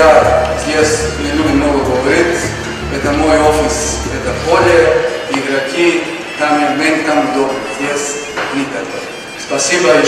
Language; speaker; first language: Russian; non-native, learner; Serbian